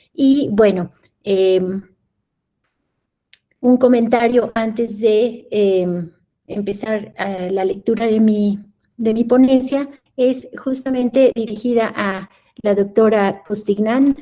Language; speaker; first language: Spanish; native; Spanish